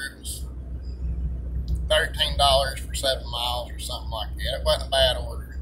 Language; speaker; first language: English; native; English